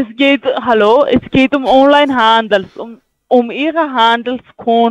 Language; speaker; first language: German; non-native, learner; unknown